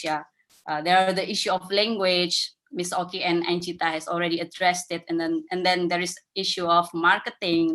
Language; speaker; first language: English; non-native, fluent; Indonesian